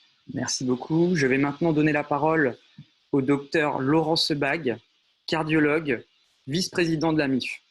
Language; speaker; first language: French; native; French